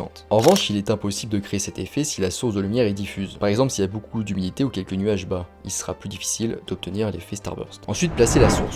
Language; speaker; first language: French; native; French